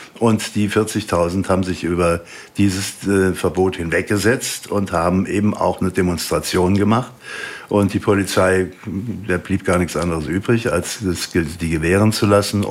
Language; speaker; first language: German; native; German